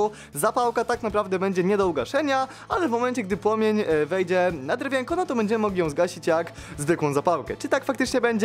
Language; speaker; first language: Polish; native; Polish